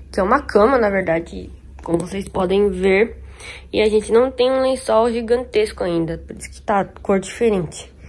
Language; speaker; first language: Portuguese; early bilingual, heritage; Portuguese